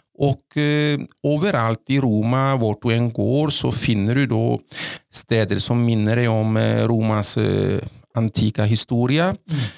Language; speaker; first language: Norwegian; non-native, fluent; Greek